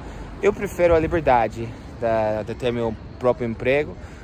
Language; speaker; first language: Portuguese; non-native, fluent; English